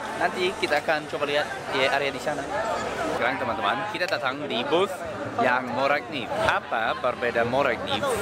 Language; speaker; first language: Indonesian; non-native, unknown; English